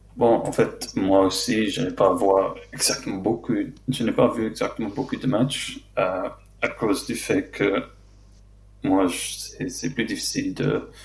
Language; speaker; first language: French; non-native, fluent; English